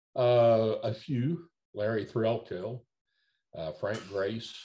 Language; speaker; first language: English; native; English